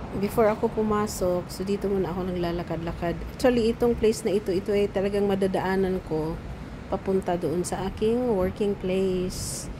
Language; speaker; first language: Filipino; non-native, local second language; Cebuano